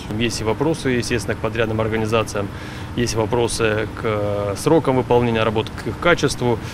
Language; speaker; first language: Russian; native; Russian